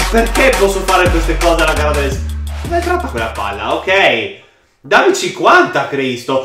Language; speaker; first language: Italian; native; Italian